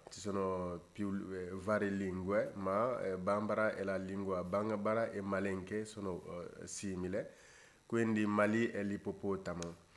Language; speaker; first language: Italian; non-native, fluent; Bambara